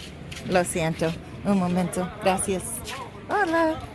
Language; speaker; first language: Spanish; non-native, learner; English